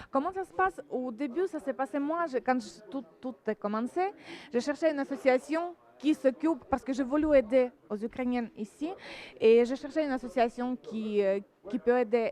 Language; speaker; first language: French; non-native, fluent; Ukrainian